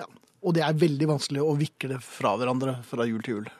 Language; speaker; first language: Norwegian; native; Norwegian